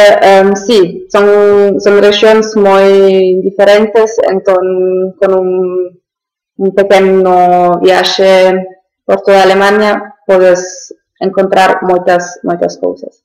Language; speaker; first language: Spanish; non-native, fluent; German